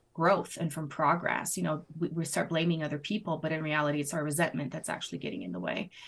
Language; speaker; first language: English; non-native, fluent; Portuguese